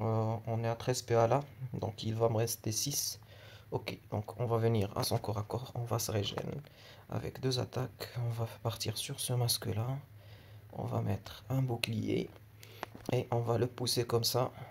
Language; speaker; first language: French; native; French